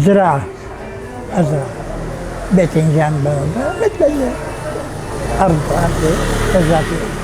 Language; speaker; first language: Arabic; native; Arabic